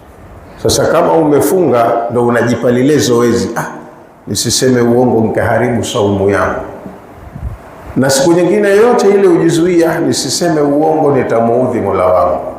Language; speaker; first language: Swahili; native; Swahili